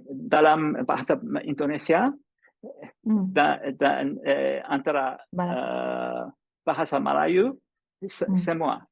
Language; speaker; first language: Indonesian; non-native, learner; English